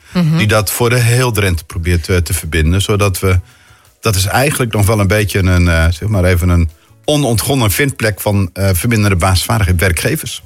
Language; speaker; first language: Dutch; native; Dutch